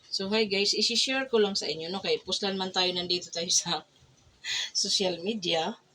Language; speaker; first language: Filipino; non-native, local second language; Cebuano